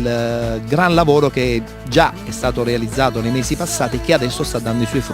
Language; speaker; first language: Italian; native; Italian